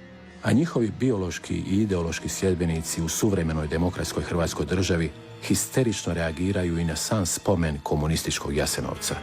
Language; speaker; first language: Croatian; native; Croatian